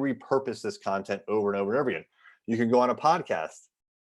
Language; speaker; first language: English; native; English